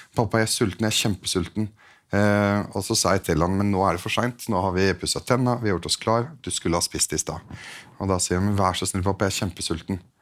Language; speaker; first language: Norwegian; early bilingual, other home language; Arabic